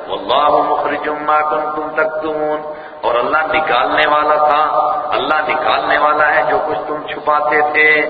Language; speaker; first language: Urdu; non-native, local second language; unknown